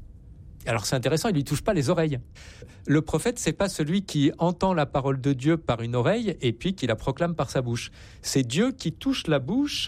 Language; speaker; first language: French; native; French